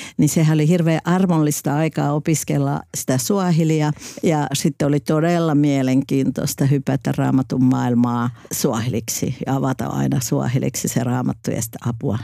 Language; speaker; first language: Finnish; native; Finnish